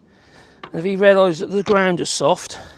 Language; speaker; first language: English; native; English